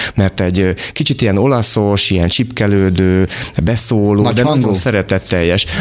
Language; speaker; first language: Hungarian; native; Hungarian